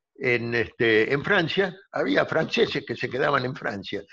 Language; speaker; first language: Spanish; native; Spanish